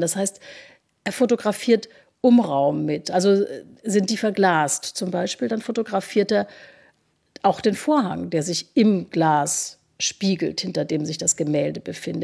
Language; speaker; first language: German; native; German